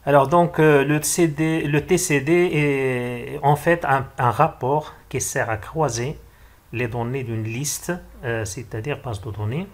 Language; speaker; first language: French; non-native, local second language; Arabic